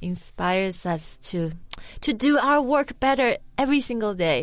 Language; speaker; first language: English; non-native, fluent; Chinese